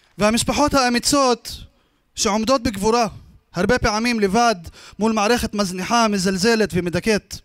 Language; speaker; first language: Hebrew; non-native, local second language; Arabic